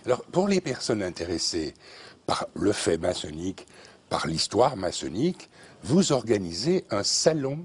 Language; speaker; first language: French; native; French